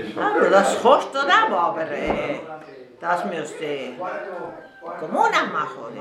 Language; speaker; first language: German; early bilingual, heritage; German